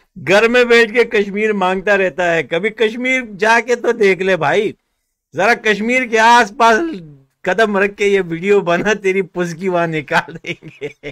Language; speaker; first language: Hindi; native; Hindi